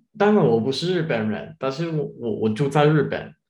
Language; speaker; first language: Chinese; non-native, learner; English